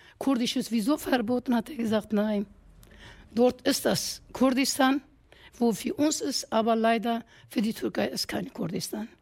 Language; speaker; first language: German; non-native, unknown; Kurdish